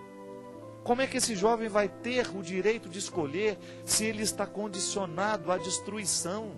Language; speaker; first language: Portuguese; native; Portuguese